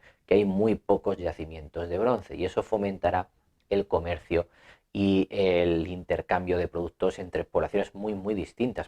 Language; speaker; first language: Spanish; native; Spanish